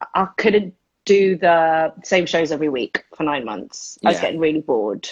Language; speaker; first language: English; early bilingual, other home language; Spanish